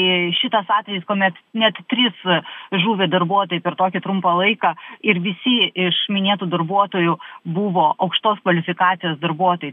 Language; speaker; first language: Lithuanian; native; Lithuanian